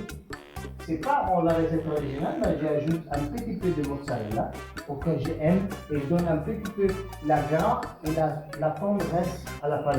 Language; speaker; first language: French; non-native, fluent; Italian